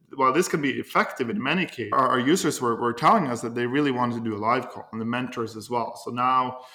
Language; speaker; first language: English; non-native, fluent; Norwegian